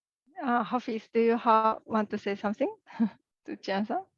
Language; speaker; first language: English; non-native, learner; Japanese